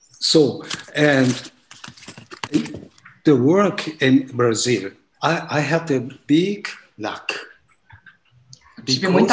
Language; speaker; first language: English; non-native, learner; Japanese